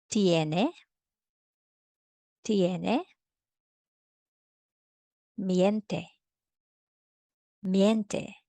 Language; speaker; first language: Spanish; non-native, fluent; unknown